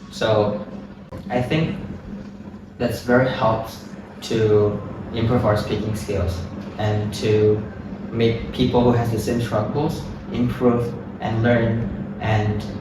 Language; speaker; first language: English; non-native, fluent; Indonesian